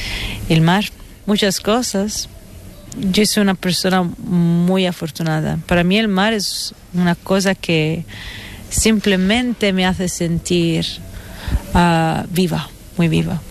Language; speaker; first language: Spanish; non-native, fluent; Italian